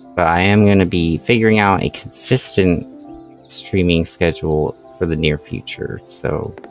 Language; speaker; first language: English; native; English